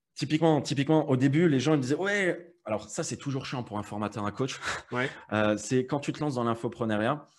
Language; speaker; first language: French; native; French